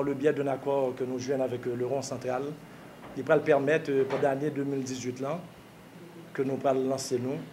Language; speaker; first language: French; non-native, local second language; Haitian Creole